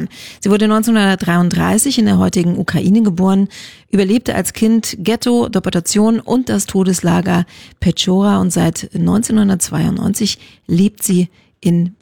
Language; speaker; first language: German; native; German